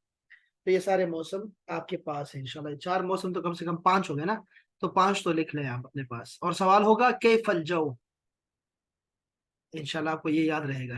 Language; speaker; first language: Urdu; native; Urdu